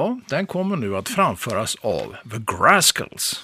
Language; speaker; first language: Swedish; native; Swedish